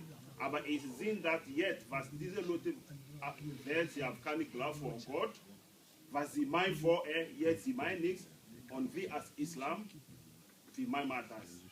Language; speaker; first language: German; non-native, learner; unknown